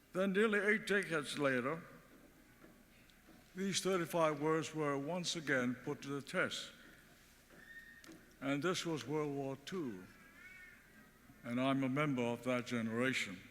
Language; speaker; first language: English; early bilingual, other home language; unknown